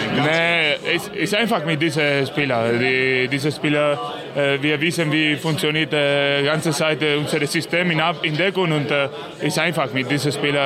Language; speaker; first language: German; non-native, learner; Spanish